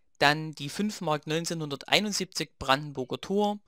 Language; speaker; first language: German; native; German